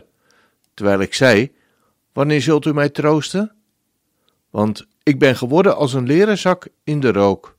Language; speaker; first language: Dutch; native; Dutch